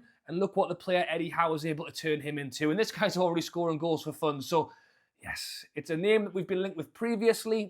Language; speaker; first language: English; native; English